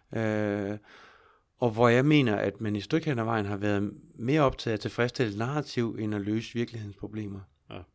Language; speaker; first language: Danish; native; Danish